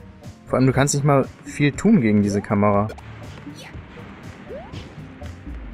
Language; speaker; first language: German; native; German